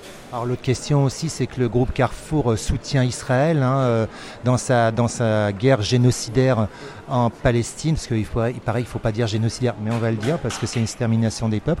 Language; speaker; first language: French; native; French